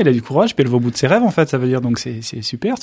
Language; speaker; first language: French; native; French